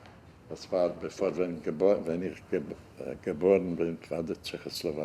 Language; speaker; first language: German; non-native, learner; Hungarian